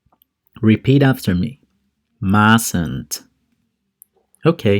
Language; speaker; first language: English; non-native, fluent; Spanish